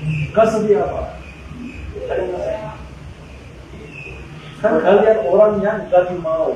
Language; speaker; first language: Indonesian; non-native, fluent; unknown